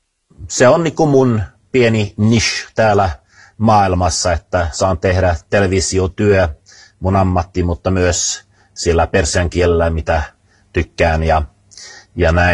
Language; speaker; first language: Finnish; non-native, fluent; Swedish